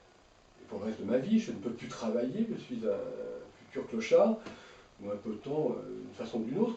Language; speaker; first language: French; native; French